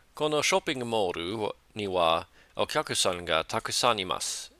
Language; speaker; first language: Japanese; non-native, learner; English